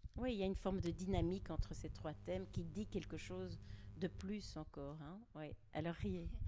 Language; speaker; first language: French; native; French